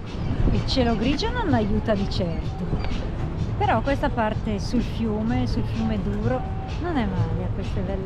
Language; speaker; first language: Italian; native; Italian